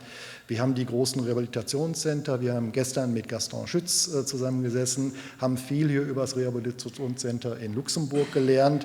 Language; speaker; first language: German; native; German